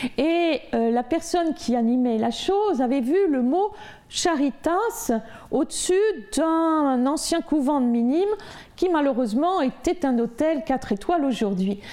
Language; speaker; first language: French; native; French